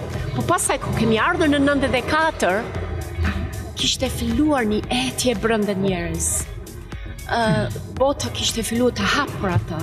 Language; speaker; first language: Albanian; non-native, learner; English